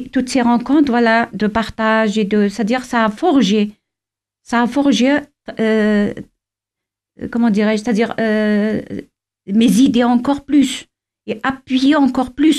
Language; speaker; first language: French; non-native, local second language; Kabyle